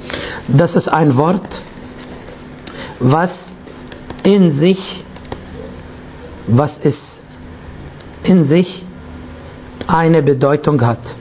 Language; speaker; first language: German; non-native, fluent; Arabic